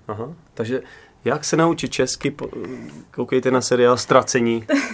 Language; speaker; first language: Czech; native; Czech